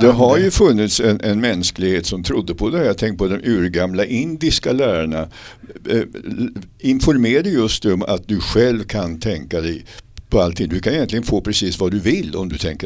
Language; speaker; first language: Swedish; native; Swedish